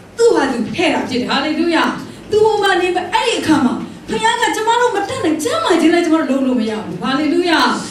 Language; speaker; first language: Burmese; non-native, local second language; Kachin